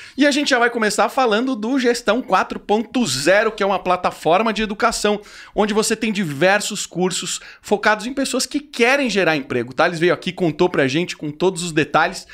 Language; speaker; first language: Portuguese; native; Portuguese